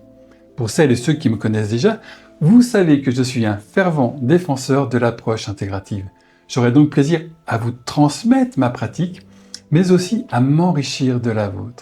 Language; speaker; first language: French; native; French